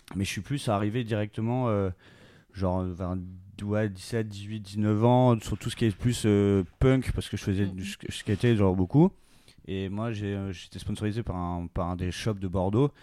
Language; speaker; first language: French; native; French